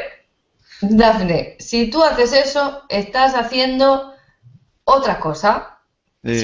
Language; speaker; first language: Spanish; native; Spanish